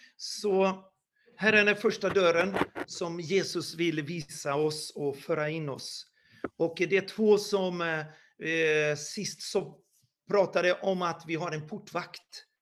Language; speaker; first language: Swedish; non-native, fluent; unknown